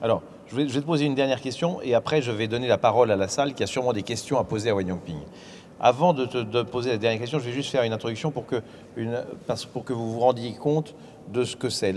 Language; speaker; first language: French; native; French